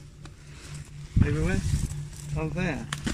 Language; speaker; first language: English; native; English